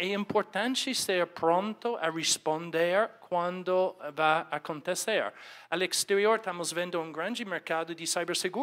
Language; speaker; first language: Portuguese; non-native, fluent; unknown